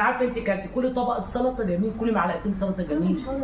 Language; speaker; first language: Arabic; native; Arabic